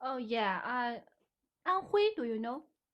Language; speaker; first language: English; non-native, learner; Chinese